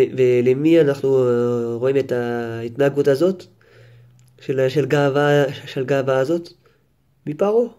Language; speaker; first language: Hebrew; non-native, fluent; French